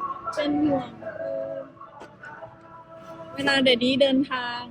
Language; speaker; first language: Thai; native; Thai